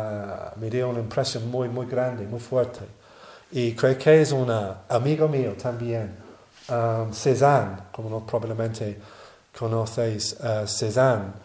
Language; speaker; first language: Spanish; non-native, learner; English